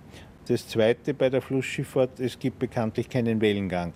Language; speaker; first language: German; native; German